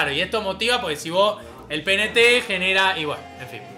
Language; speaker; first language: Spanish; native; Spanish